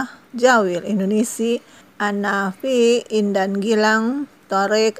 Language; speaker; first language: Arabic; non-native, fluent; Indonesian